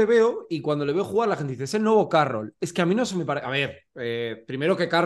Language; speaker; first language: Spanish; native; Spanish